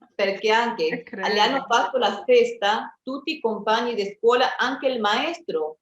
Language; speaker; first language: Italian; early bilingual, heritage; Spanish